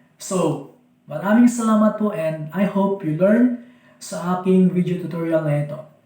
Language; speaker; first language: Filipino; non-native, local second language; Cebuano